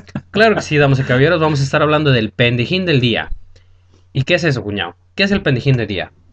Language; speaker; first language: Spanish; early bilingual, other home language; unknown